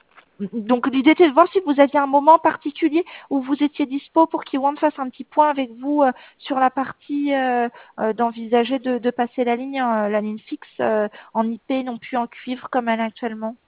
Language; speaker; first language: French; native; French